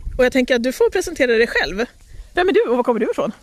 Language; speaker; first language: Swedish; native; Swedish